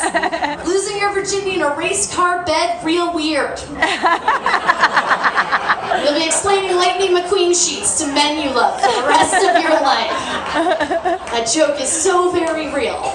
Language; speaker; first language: English; native; English